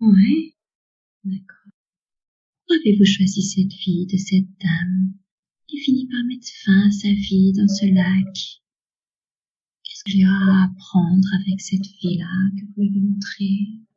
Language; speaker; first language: French; native; French